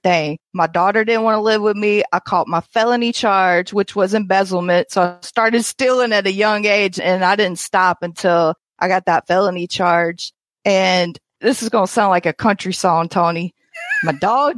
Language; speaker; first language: English; native; English